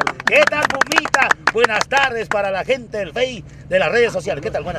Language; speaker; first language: Spanish; native; Spanish